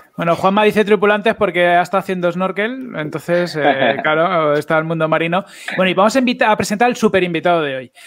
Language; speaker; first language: Spanish; native; Spanish